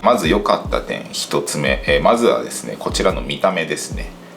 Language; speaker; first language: Japanese; native; Japanese